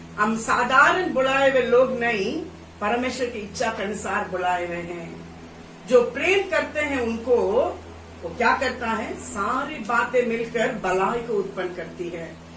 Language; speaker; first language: Hindi; non-native, local second language; Tamil